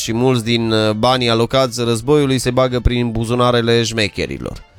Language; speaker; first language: Romanian; native; Romanian